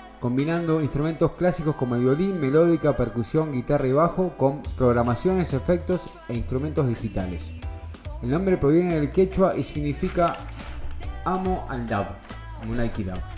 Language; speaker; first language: Spanish; native; Spanish